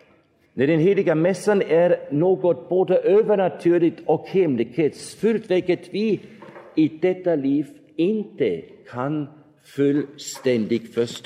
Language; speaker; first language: Swedish; non-native, fluent; German